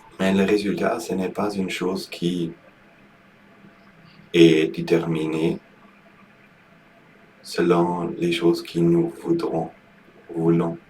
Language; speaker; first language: French; non-native, learner; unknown